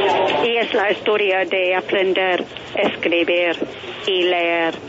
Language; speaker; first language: Spanish; non-native, learner; English